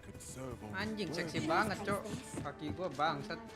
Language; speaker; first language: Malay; non-native, local second language; Sundanese